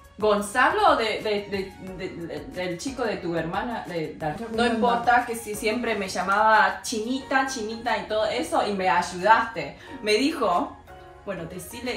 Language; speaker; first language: Spanish; early bilingual, other home language; Chinese